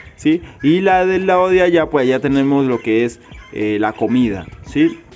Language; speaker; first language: Spanish; native; Spanish